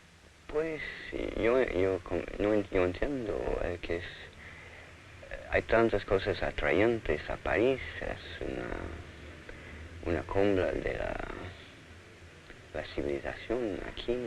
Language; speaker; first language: Spanish; non-native, fluent; English